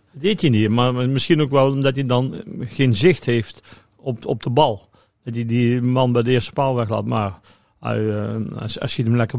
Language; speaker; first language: Dutch; native; Dutch